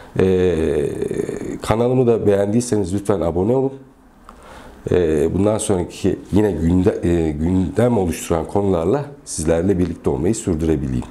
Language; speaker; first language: Turkish; native; Turkish